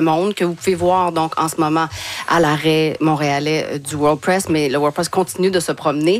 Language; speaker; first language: French; native; French